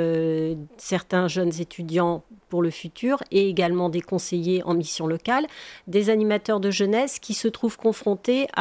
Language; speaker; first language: French; native; French